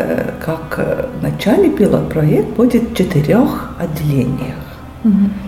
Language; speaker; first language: Russian; non-native, local second language; Latvian